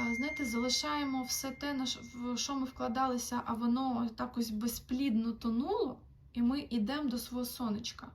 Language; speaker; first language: Ukrainian; non-native, local second language; Russian